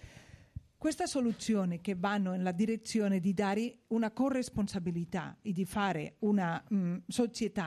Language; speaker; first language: Italian; non-native, fluent; Spanish